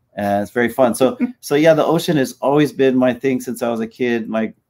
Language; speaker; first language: English; native; English